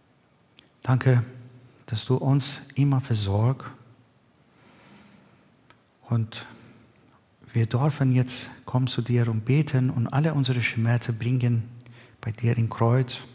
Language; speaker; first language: German; non-native, learner; Persian